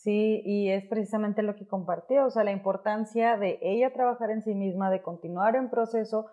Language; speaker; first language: Spanish; native; Spanish